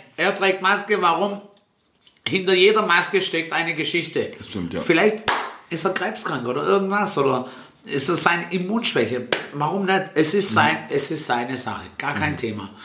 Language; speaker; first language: German; early bilingual, other home language; Italian